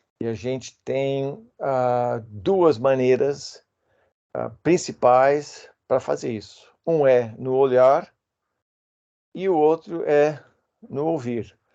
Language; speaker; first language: Portuguese; non-native, fluent; English